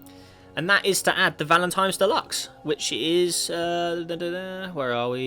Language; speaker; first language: English; native; English